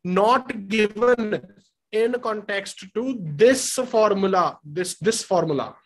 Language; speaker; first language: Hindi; non-native, local second language; Punjabi